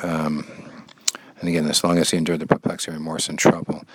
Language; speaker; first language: English; native; English